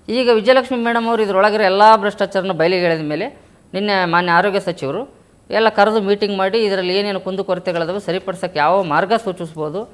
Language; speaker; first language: Kannada; native; Kannada